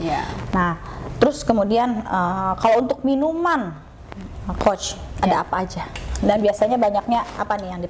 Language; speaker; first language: Indonesian; native; Indonesian